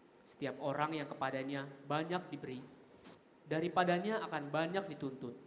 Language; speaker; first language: Indonesian; native; Indonesian